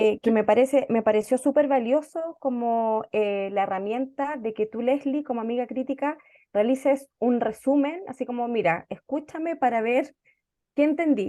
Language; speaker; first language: Spanish; native; Spanish